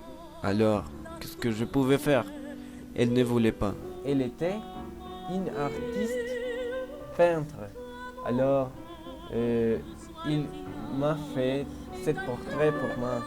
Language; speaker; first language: French; non-native, learner; Spanish